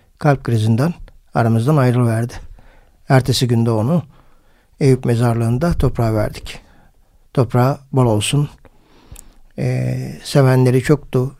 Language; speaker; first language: Turkish; native; Turkish